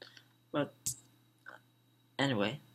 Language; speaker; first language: English; non-native, learner; Vietnamese